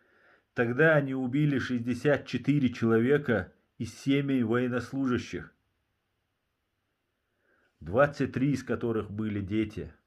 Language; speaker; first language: Russian; non-native, local second language; Chechen